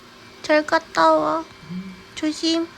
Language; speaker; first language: Korean; non-native, fluent; Japanese